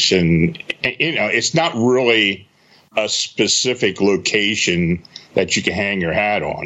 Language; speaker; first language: English; native; English